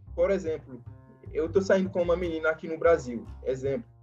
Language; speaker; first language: Portuguese; non-native, fluent; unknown